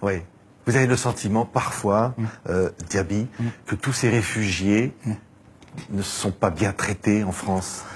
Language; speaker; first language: French; native; French